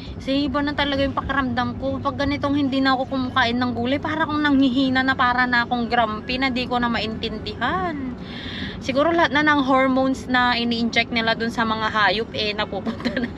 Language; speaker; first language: Filipino; non-native, local second language; Iloko